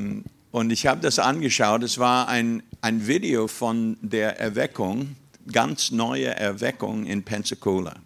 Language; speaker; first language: German; non-native, fluent; English